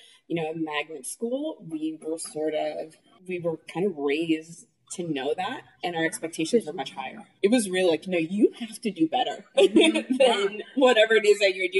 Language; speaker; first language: English; early bilingual, other home language; Spanish